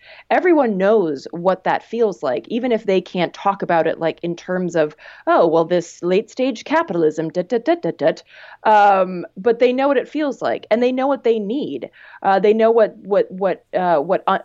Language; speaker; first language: English; native; English